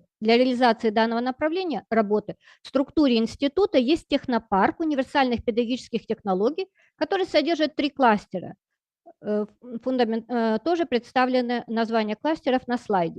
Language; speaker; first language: Russian; native; Russian